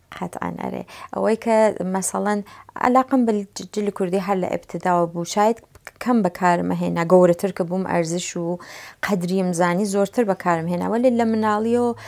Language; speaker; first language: Central Kurdish; native; Central Kurdish